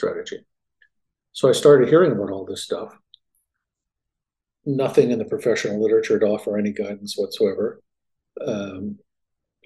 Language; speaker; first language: English; native; English